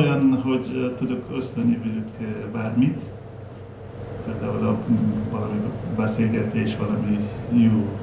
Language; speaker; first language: Hungarian; non-native, learner; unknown